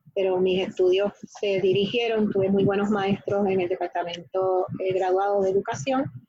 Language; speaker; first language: Spanish; native; Spanish